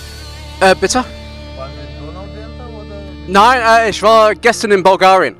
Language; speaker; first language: German; non-native, learner; English